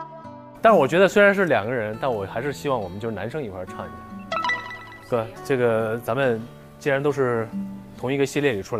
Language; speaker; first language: Chinese; native; Chinese